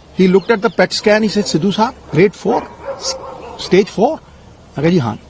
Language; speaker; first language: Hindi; non-native, local second language; Punjabi